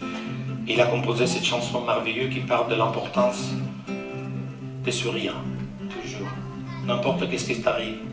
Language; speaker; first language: French; non-native, fluent; Italian